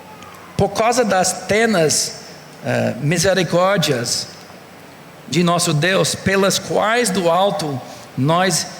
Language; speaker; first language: Portuguese; non-native, fluent; English